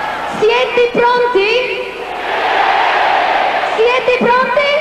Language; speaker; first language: Italian; non-native, learner; English